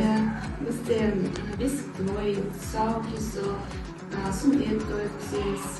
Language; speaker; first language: Kazakh; non-native, local second language; Russian